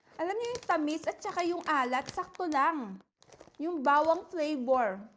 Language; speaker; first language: Filipino; native; Filipino